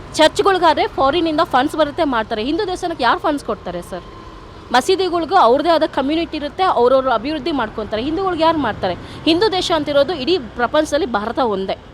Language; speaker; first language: Kannada; native; Kannada